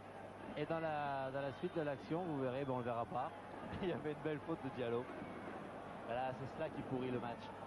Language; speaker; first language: French; native; French